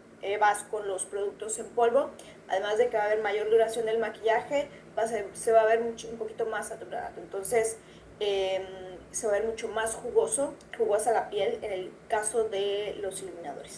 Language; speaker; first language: Spanish; native; Spanish